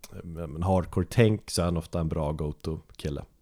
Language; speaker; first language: Swedish; native; Swedish